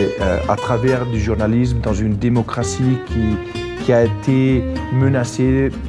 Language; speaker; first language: French; non-native, fluent; Spanish